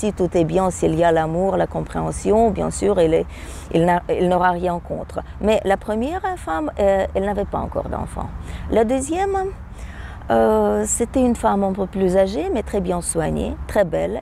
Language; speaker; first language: French; non-native, fluent; Russian